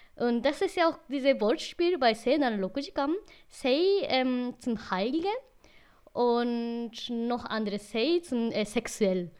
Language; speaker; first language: German; non-native, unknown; Japanese